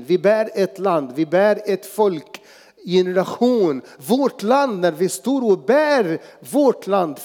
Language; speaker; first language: Swedish; non-native, fluent; Arabic